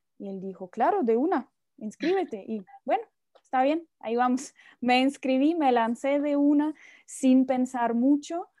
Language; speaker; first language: Spanish; non-native, fluent; Russian